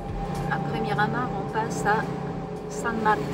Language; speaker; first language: French; native; French